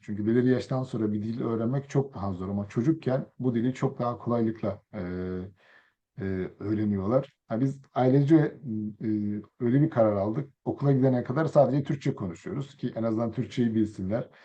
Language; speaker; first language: Turkish; early bilingual, other home language; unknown